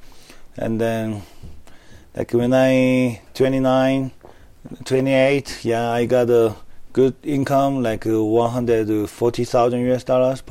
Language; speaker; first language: English; non-native, learner; Korean